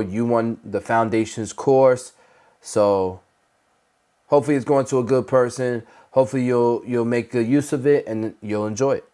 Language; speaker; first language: English; native; English